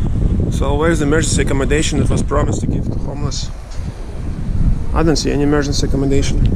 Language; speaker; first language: English; non-native, fluent; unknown